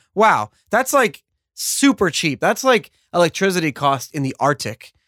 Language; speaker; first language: English; native; English